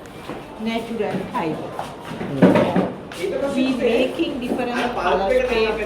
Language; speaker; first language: English; non-native, learner; Sinhala